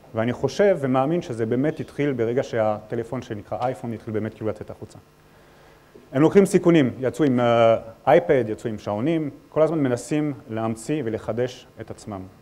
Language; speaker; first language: Hebrew; non-native, fluent; French